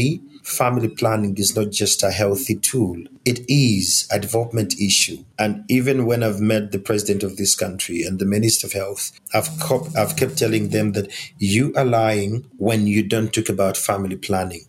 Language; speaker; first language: English; non-native, local second language; Ganda